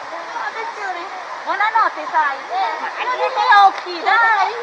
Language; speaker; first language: Italian; non-native, learner; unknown